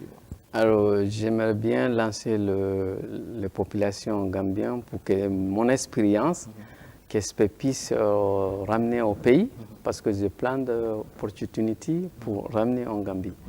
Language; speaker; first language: French; non-native, learner; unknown